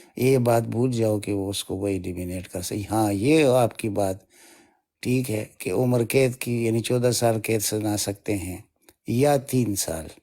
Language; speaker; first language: Urdu; non-native, local second language; Pashto